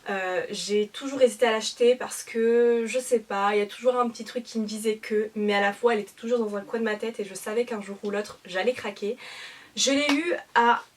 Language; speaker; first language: French; native; French